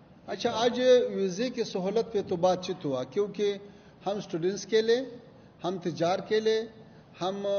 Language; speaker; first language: Hindi; non-native, learner; Pashto